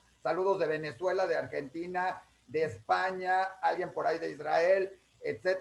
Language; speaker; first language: Spanish; native; Spanish